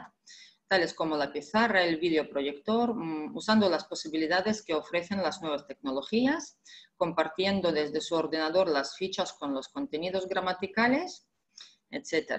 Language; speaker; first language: Spanish; non-native, fluent; Russian